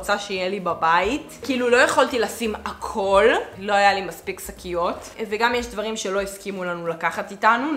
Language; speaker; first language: Hebrew; native; Hebrew